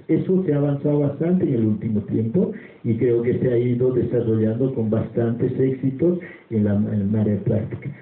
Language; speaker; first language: Spanish; native; Spanish